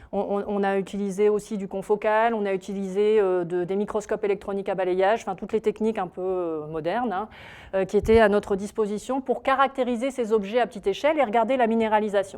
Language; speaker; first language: French; native; French